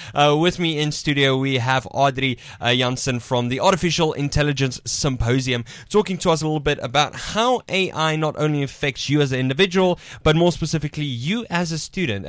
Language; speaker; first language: English; non-native, local second language; Afrikaans